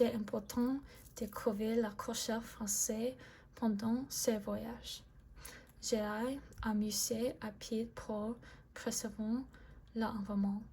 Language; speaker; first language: French; non-native, learner; English